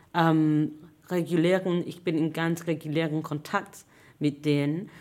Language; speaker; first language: German; non-native, fluent; English